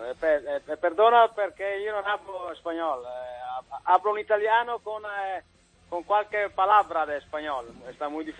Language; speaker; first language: Spanish; non-native, learner; Italian